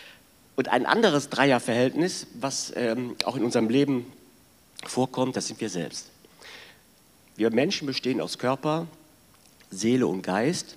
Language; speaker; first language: German; native; German